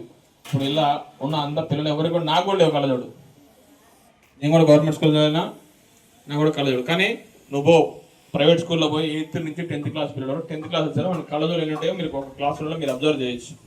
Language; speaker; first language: Telugu; native; Telugu